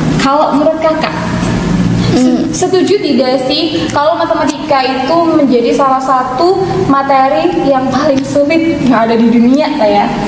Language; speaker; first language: Indonesian; native; Indonesian